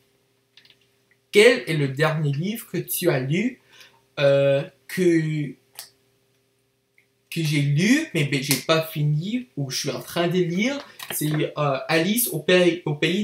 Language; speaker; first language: French; non-native, learner; English